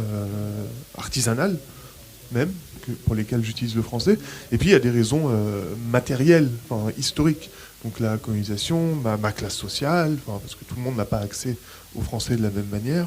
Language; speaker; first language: French; non-native, local second language; Arabic